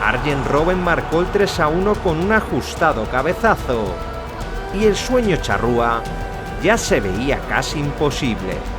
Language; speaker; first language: Spanish; native; Spanish